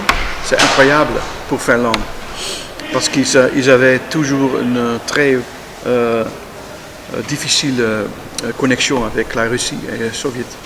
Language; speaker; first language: French; non-native, learner; Dutch